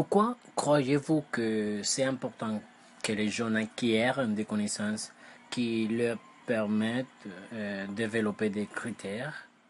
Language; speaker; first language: French; non-native, fluent; Spanish